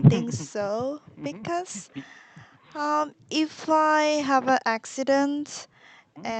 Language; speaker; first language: English; non-native, learner; Korean